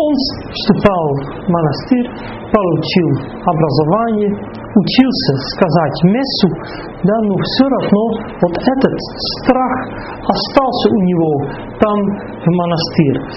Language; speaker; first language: Russian; non-native, fluent; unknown